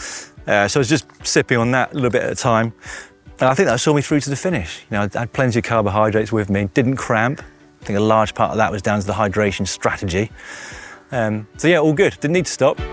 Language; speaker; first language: English; native; English